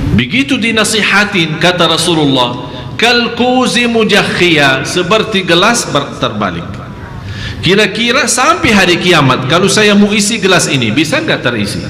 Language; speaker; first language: Malay; non-native, fluent; Arabic